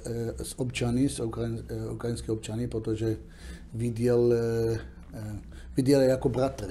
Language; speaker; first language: Czech; non-native, fluent; Hebrew